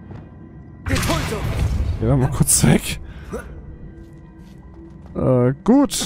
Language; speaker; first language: German; native; German